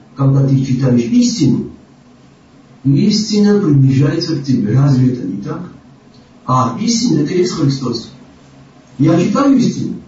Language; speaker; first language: Russian; non-native, local second language; Georgian